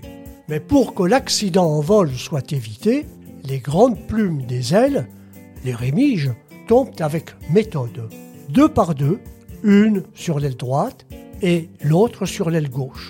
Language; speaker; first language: French; native; French